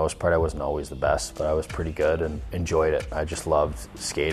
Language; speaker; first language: English; native; English